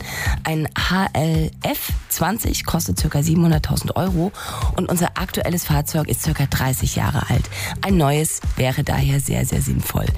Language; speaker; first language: German; native; German